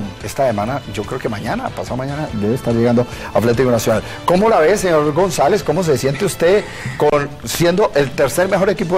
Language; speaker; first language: Spanish; native; Spanish